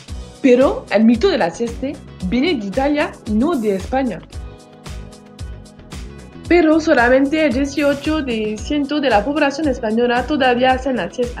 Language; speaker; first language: Spanish; non-native, learner; French